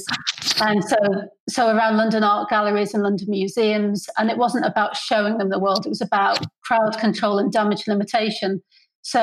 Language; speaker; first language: English; native; English